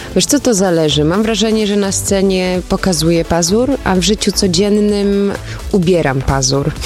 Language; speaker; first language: Polish; early bilingual, heritage; Polish